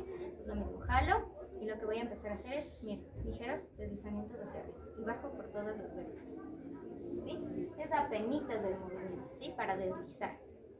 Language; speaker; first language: Spanish; native; Spanish